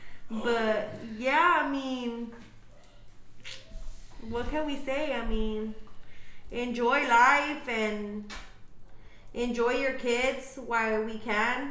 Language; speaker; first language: English; early bilingual, other home language; Spanish